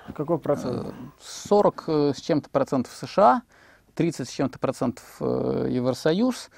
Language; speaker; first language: Russian; native; Russian